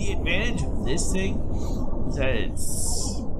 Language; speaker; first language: English; native; English